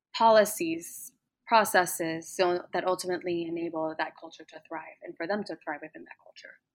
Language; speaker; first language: English; native; English